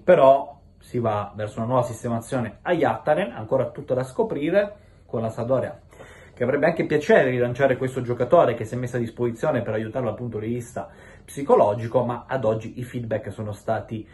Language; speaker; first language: Italian; native; Italian